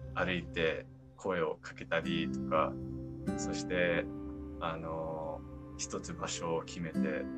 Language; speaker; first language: Japanese; non-native, fluent; English